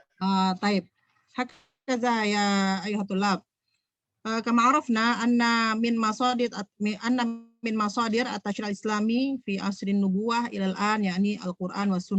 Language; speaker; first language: Arabic; non-native, fluent; Indonesian